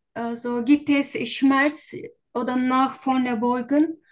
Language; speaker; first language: German; non-native, learner; Turkish